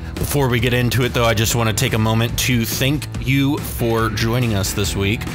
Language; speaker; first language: English; native; English